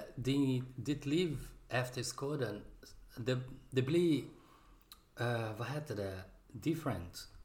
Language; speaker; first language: Swedish; non-native, learner; Portuguese